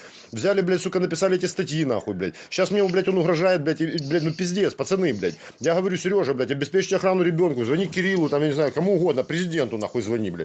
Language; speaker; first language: Russian; native; Russian